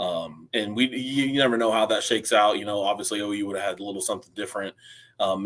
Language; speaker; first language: English; native; English